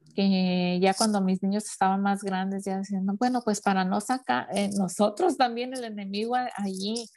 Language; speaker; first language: Spanish; early bilingual, heritage; Spanish